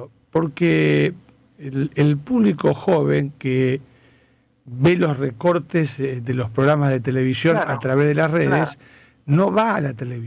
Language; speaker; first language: Spanish; native; Spanish